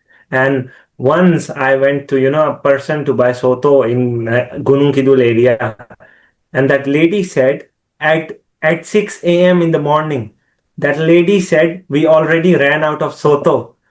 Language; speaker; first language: English; non-native, fluent; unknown